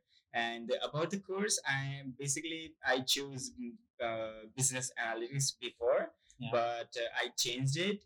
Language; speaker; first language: English; non-native, local second language; Gujarati